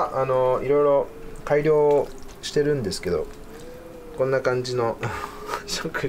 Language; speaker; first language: Japanese; native; Japanese